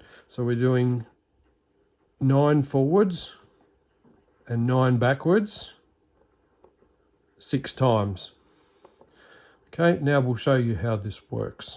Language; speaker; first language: English; native; English